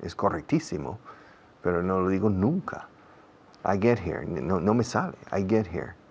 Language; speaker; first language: Spanish; non-native, fluent; English